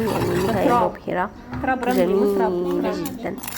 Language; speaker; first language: Arabic; native; Arabic